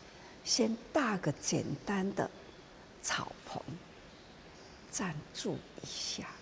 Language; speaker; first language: Chinese; non-native, local second language; Min Nan Chinese